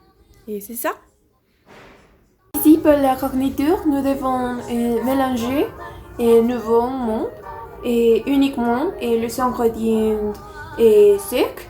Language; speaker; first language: French; non-native, learner; Spanish